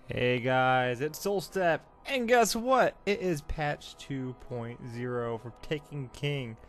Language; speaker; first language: English; native; English